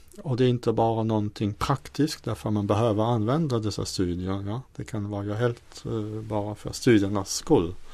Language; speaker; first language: Swedish; non-native, fluent; French